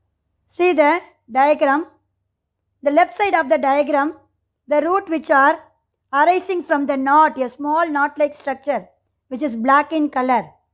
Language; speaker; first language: English; non-native, local second language; Tamil